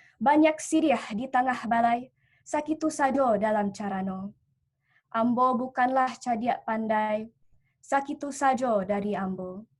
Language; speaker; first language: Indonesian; early bilingual, heritage; Indonesian